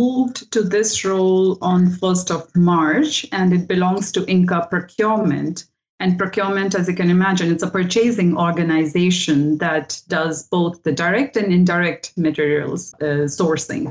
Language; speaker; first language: English; non-native, local second language; Hindi